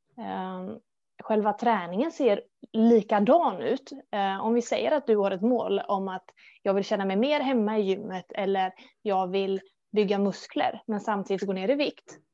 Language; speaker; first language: Swedish; native; Swedish